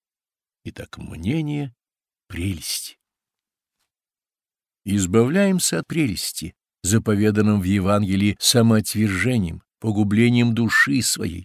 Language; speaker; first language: Russian; native; Russian